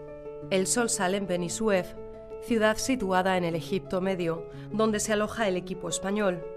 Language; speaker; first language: Spanish; native; Spanish